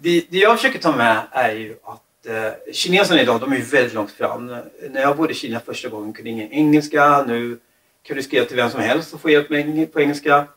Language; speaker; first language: Swedish; native; Swedish